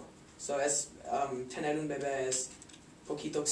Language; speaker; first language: Spanish; non-native, learner; English